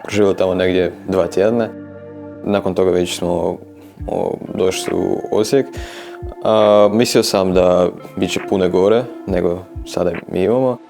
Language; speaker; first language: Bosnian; non-native, fluent; Ukrainian